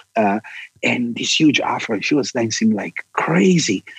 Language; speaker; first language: English; non-native, fluent; Italian